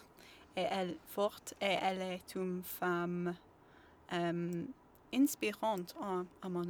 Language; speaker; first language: French; non-native, learner; English